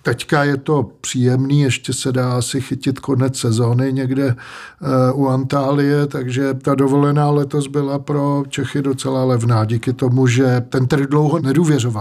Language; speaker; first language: Czech; native; Czech